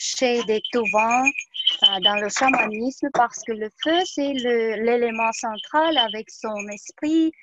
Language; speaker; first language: French; non-native, fluent; Tuvinian